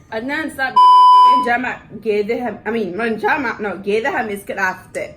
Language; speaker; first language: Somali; early bilingual, heritage; Somali